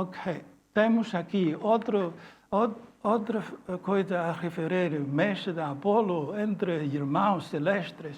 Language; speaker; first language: Portuguese; non-native, fluent; Chinese